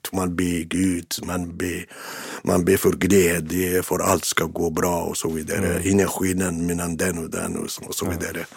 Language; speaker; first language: Swedish; non-native, fluent; Arabic